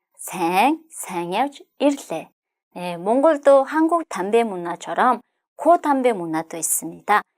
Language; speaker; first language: Korean; non-native, fluent; Mongolian